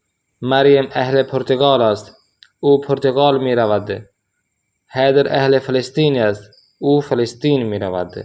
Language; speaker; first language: Persian; non-native, fluent; Urdu